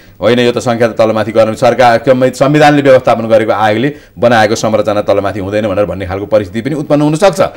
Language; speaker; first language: Nepali; native; Nepali